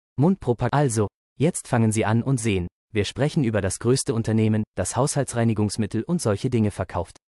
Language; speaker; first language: German; native; German